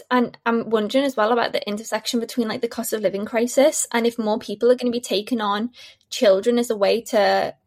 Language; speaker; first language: English; native; English